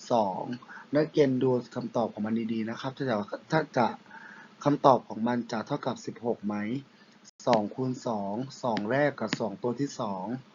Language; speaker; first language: Thai; non-native, local second language; Pattani Malay